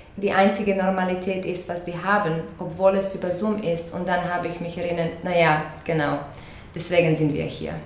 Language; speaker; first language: German; non-native, fluent; Croatian